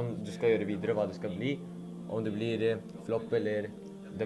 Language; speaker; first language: Norwegian; early bilingual, other home language; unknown